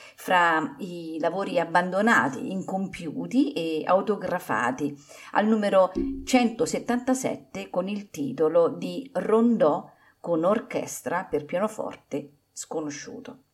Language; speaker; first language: Italian; native; Italian